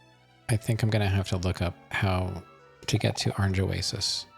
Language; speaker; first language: English; native; English